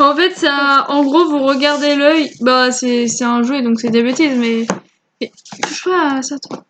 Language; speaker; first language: French; native; French